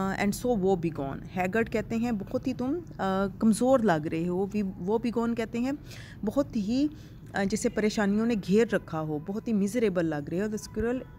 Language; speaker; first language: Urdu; non-native, local second language; Punjabi